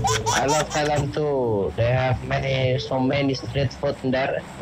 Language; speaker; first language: English; non-native, learner; Indonesian